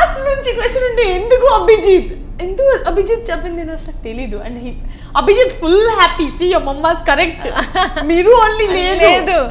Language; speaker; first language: Telugu; non-native, learner; Gujarati